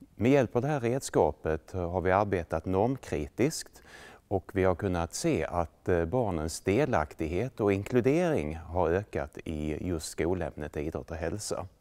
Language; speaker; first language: Swedish; native; Swedish